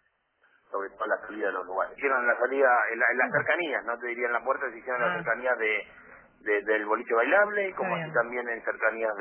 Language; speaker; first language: Spanish; native; Spanish